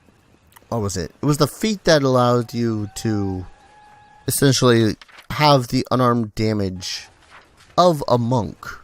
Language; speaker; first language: English; native; English